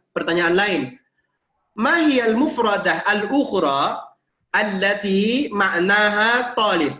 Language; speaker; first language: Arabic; non-native, fluent; Indonesian